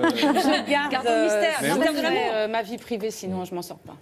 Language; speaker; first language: French; native; French